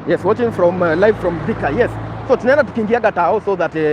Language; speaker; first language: English; non-native, local second language; Swahili